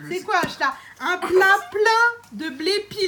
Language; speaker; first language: French; native; French